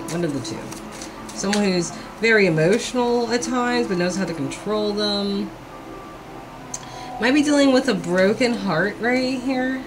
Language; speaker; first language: English; native; English